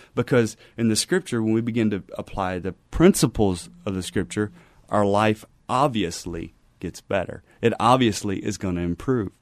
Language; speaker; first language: English; native; English